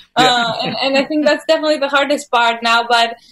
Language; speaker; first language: English; non-native, fluent; Greek